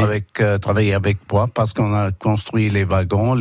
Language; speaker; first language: French; non-native, fluent; German